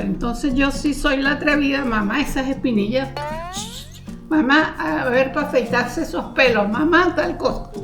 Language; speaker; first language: Spanish; native; Spanish